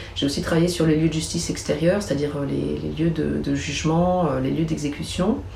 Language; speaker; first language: French; native; French